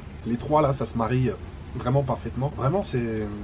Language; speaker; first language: French; native; French